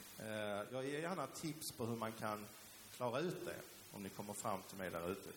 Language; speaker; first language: Swedish; early bilingual, other home language; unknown